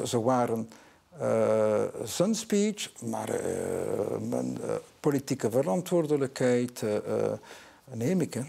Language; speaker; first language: Dutch; non-native, local second language; French